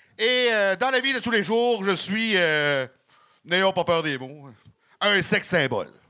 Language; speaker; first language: French; native; French